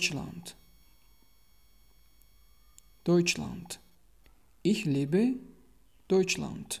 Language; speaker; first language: German; non-native, learner; Tajik